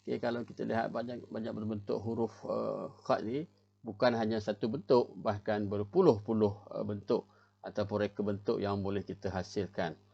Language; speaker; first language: Malay; native; Malay